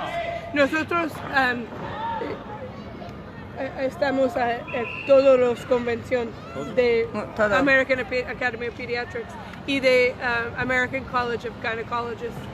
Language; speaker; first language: Spanish; non-native, learner; English